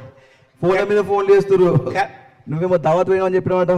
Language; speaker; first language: Telugu; native; Telugu